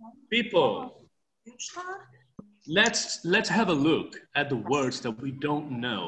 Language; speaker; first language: English; non-native, fluent; Portuguese